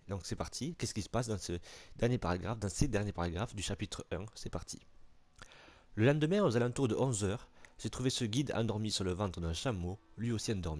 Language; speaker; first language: French; native; French